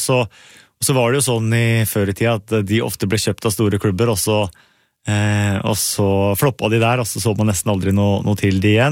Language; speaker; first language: Norwegian; native; Norwegian